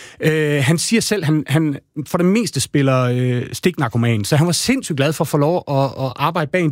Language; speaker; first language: Danish; native; Danish